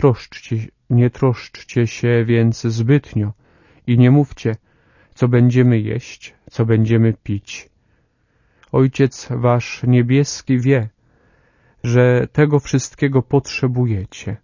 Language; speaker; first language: Polish; native; Polish